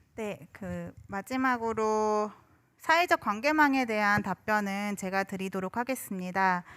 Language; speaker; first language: Korean; native; Korean